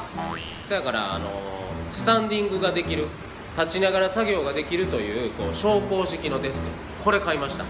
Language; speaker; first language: Japanese; native; Japanese